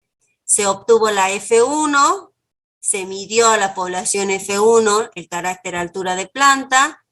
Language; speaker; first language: Spanish; native; Spanish